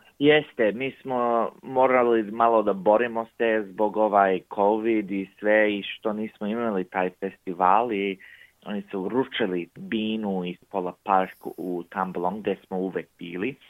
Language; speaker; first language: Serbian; early bilingual, heritage; English